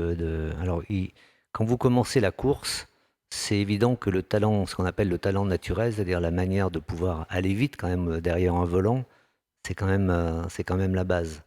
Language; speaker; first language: French; native; French